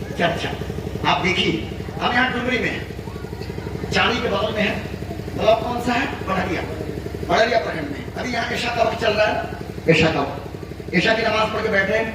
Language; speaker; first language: Urdu; native; Urdu